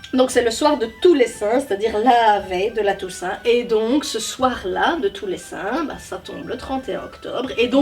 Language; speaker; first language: French; native; French